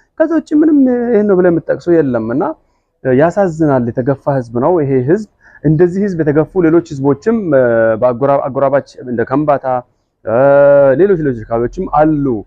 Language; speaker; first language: Amharic; non-native, local second language; Hadiyya